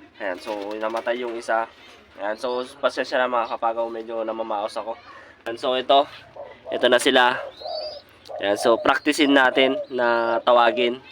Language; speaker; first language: Filipino; native; Filipino